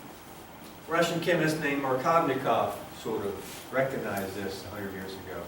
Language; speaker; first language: English; native; English